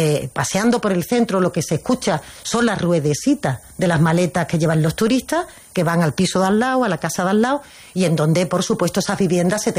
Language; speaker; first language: Spanish; native; Spanish